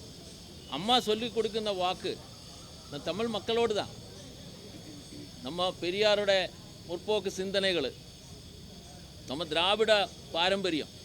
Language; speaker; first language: Tamil; non-native, learner; Malayalam